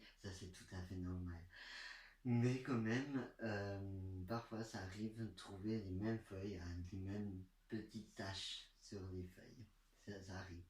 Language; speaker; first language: French; non-native, learner; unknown